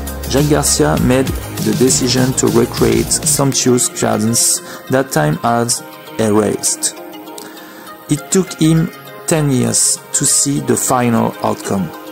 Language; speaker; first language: English; non-native, learner; French